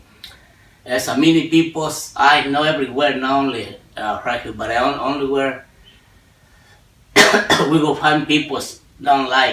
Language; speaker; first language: English; non-native, learner; Spanish